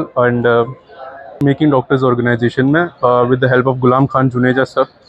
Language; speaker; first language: Hindi; non-native, local second language; Gujarati